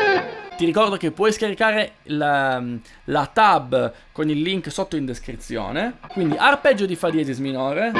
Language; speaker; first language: Italian; native; Italian